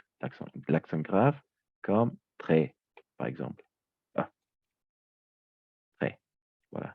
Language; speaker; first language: French; native; French